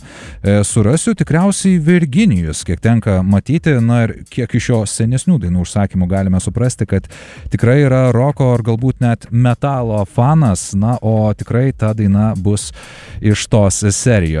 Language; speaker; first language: Lithuanian; native; Lithuanian